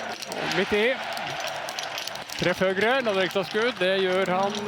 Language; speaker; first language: Norwegian; native; Norwegian